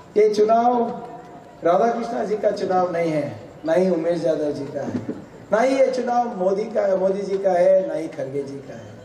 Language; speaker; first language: Hindi; non-native, local second language; Kannada